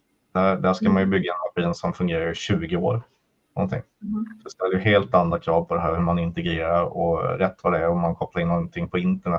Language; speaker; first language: Swedish; native; Swedish